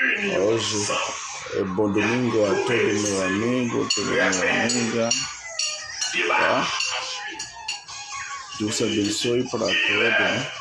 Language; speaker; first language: Portuguese; non-native, learner; Haitian Creole